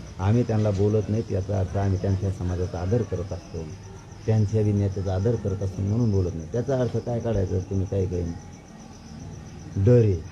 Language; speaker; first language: Marathi; native; Marathi